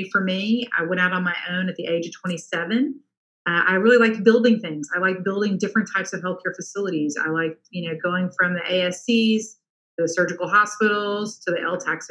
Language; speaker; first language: English; native; English